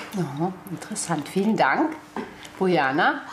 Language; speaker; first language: German; native; German